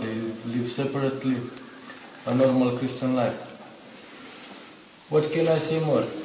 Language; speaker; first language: English; non-native, learner; Romanian